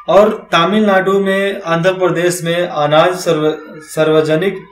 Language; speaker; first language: Hindi; native; Hindi